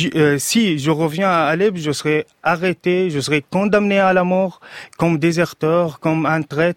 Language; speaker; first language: French; non-native, fluent; Arabic